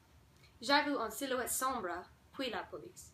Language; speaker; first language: French; non-native, learner; English